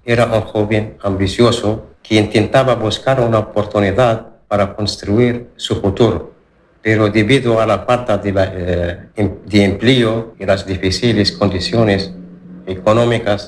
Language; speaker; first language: Spanish; non-native, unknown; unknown